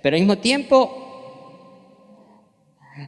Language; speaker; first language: Spanish; native; Spanish